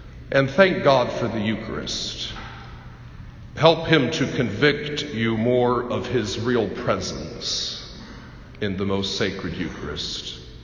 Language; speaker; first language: English; native; English